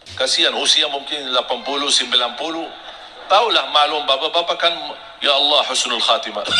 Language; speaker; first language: Indonesian; non-native, fluent; Arabic